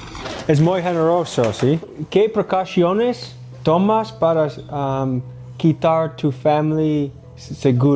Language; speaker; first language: Spanish; non-native, learner; English